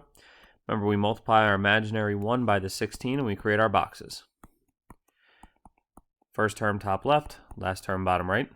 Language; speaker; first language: English; native; English